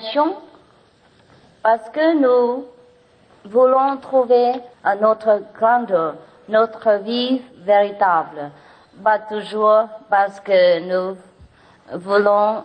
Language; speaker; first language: French; non-native, learner; Vietnamese